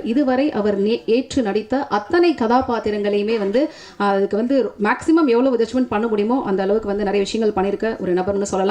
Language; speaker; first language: Tamil; native; Tamil